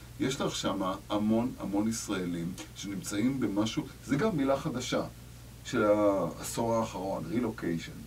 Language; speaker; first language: Hebrew; native; Hebrew